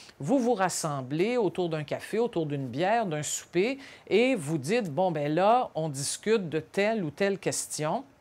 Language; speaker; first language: French; native; French